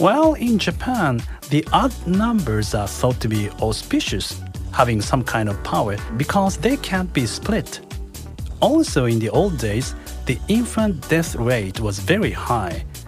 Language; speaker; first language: English; non-native, fluent; Japanese